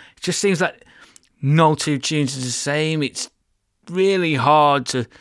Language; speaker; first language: English; native; English